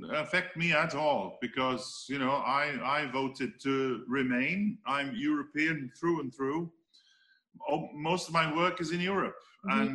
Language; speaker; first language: English; native; English